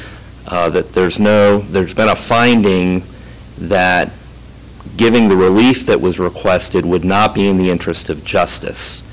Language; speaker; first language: English; native; English